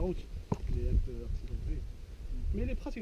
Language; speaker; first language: French; non-native, local second language; Arabic